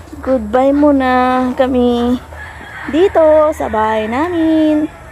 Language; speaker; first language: Filipino; non-native, local second language; Hiligaynon